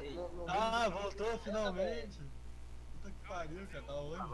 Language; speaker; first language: Portuguese; native; Portuguese